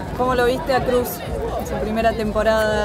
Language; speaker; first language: Spanish; native; Spanish